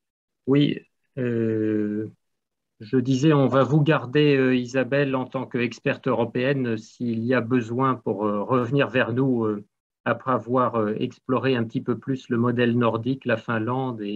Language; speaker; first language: French; native; French